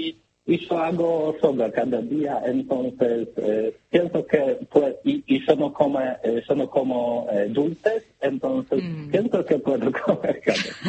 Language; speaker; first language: Spanish; non-native, learner; Polish